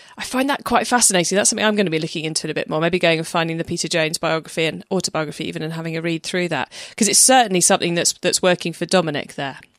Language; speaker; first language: English; native; English